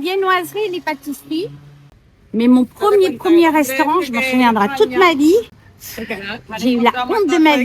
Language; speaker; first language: French; non-native, fluent; Turkish